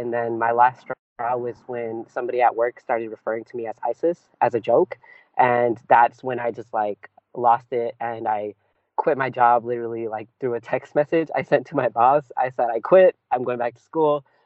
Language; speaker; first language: English; early bilingual, other home language; Punjabi